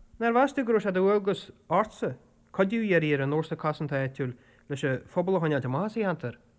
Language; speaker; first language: Irish; native; Irish